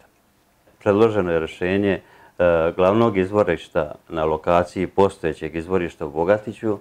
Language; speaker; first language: Serbian; native; Serbian